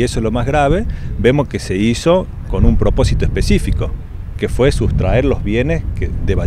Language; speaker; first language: Spanish; native; Spanish